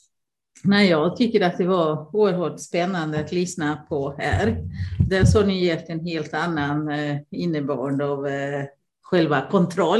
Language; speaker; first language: Swedish; non-native, fluent; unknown